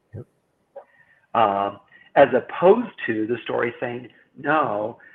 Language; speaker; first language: English; native; English